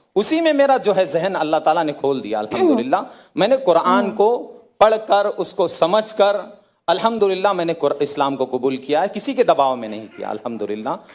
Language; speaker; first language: Hindi; native; Hindi